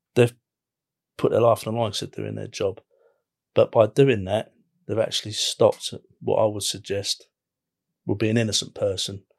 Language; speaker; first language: English; native; English